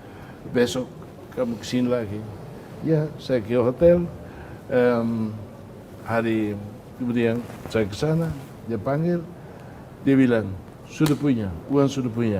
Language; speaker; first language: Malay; non-native, fluent; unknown